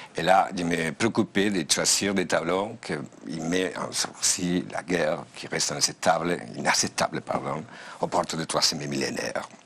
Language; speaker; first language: French; non-native, fluent; Spanish